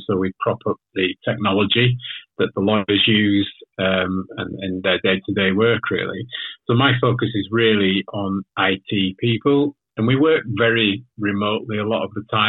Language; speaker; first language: English; native; English